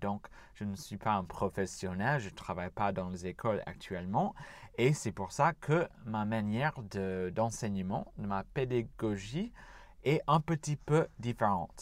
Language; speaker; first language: French; non-native, fluent; English